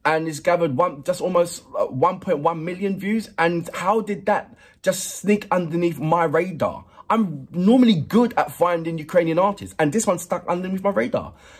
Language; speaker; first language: English; native; English